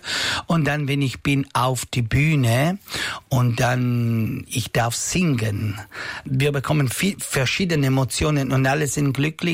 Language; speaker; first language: German; non-native, local second language; Italian